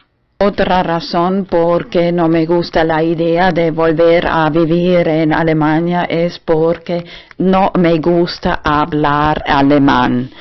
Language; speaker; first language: Spanish; non-native, learner; German